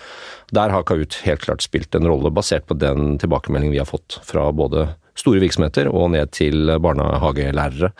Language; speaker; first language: Norwegian; native; Norwegian